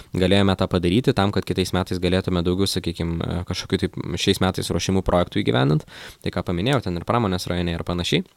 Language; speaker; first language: Lithuanian; native; Lithuanian